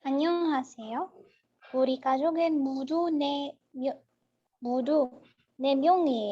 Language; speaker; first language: Korean; non-native, learner; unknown